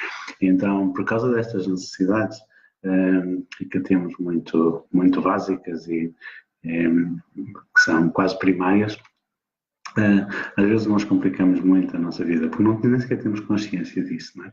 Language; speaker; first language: Portuguese; native; Portuguese